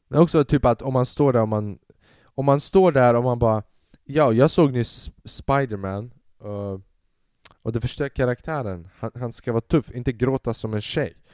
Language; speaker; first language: Swedish; early bilingual, other home language; Albanian